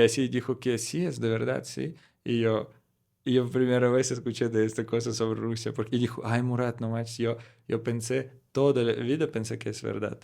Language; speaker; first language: Spanish; non-native, learner; Russian